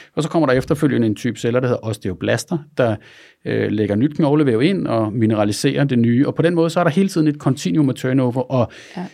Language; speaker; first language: Danish; native; Danish